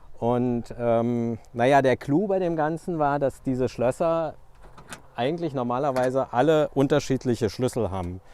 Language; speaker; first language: German; native; German